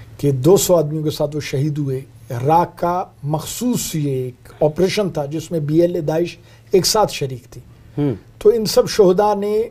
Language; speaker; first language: Urdu; non-native, local second language; Brahui